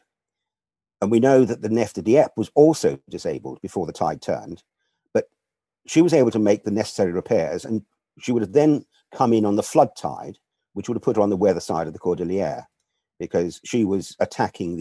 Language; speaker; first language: English; native; English